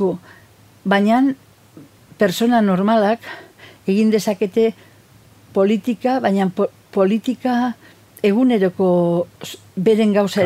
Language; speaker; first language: Basque; non-native, fluent; Catalan